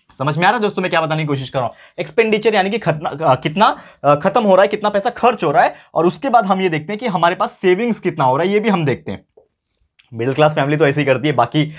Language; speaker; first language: Hindi; native; Hindi